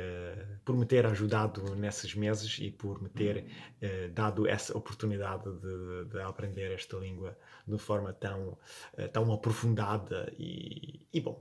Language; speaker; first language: Portuguese; non-native, fluent; Italian